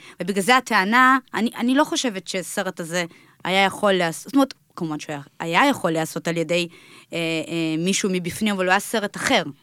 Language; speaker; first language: Hebrew; early bilingual, other home language; Russian